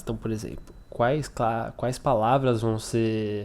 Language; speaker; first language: Portuguese; native; Portuguese